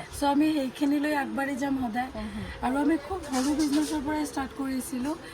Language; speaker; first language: Assamese; non-native, local second language; Bangla